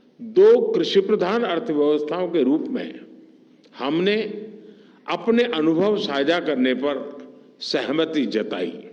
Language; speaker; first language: Hindi; non-native, local second language; Gujarati